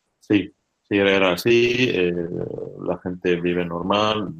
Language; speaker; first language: Spanish; non-native, fluent; Arabic